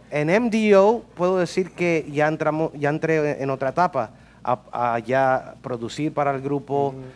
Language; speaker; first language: Spanish; early bilingual, heritage; Spanish